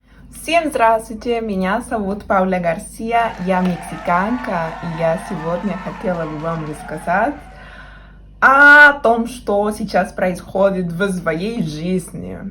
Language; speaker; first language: Russian; non-native, fluent; Spanish